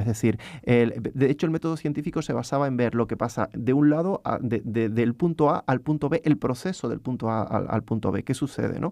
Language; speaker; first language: Spanish; native; Spanish